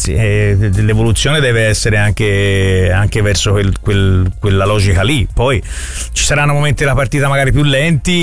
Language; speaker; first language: Italian; native; Italian